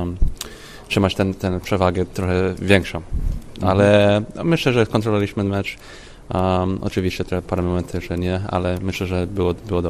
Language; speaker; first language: Polish; early bilingual, heritage; Polish